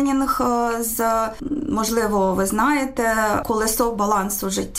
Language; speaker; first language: Ukrainian; native; Ukrainian